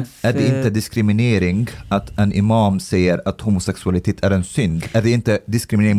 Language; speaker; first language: Swedish; early bilingual, other home language; Arabic